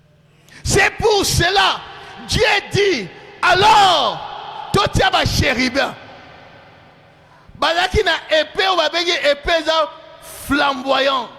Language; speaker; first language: French; non-native, local second language; Lingala